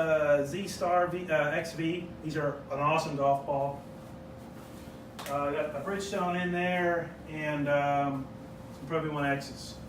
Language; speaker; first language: English; native; English